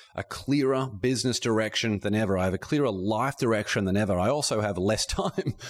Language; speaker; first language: English; native; English